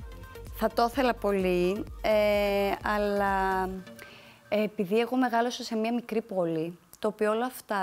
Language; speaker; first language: Greek; native; Greek